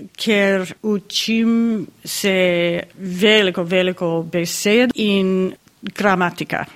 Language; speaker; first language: Slovenian; non-native, learner; English